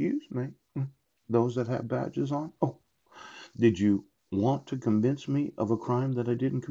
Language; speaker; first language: English; native; English